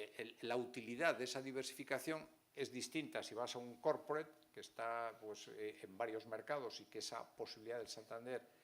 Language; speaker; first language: Spanish; native; Spanish